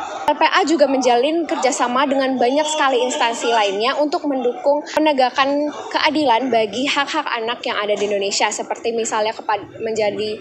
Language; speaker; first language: Indonesian; native; Indonesian